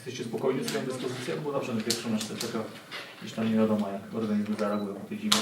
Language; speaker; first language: Polish; native; Polish